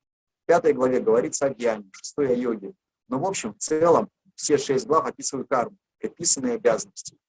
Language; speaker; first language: Russian; native; Russian